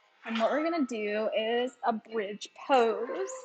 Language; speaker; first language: English; native; English